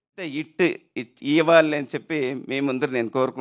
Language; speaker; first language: Telugu; non-native, learner; Tamil